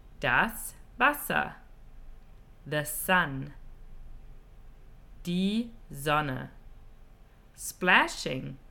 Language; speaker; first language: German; non-native, fluent; English